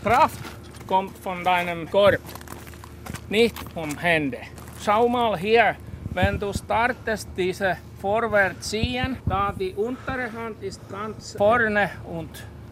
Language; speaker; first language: German; non-native, learner; Finnish